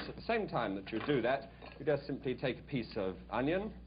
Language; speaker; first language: English; native; English